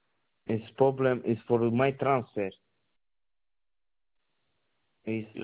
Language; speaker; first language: English; non-native, learner; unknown